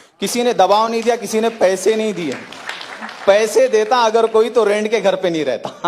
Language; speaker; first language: Hindi; native; Hindi